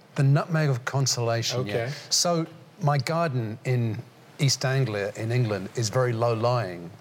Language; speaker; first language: English; native; English